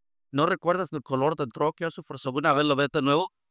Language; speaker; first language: Spanish; native; Spanish